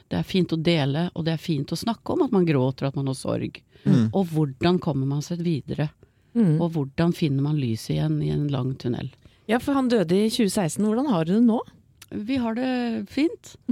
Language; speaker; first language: Norwegian; native; Norwegian